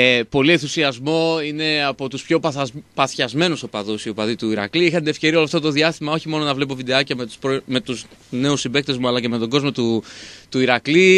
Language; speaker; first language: Greek; native; Greek